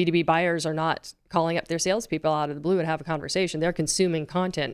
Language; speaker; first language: English; native; English